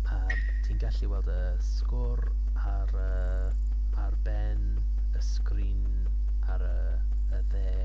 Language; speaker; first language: Welsh; non-native, learner; English